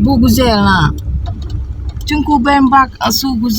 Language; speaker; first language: Turkish; non-native, learner; Indonesian